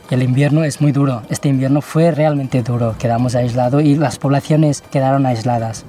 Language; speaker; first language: Spanish; early bilingual, other home language; Nepali